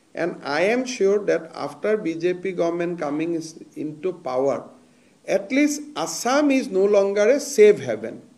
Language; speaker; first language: English; non-native, local second language; Assamese